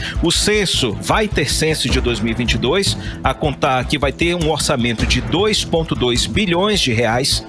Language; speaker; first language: Portuguese; native; Portuguese